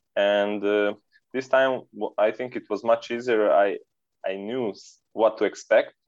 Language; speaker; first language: English; non-native, fluent; Serbian